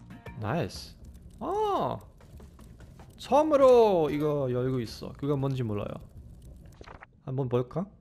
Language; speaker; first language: Korean; non-native, fluent; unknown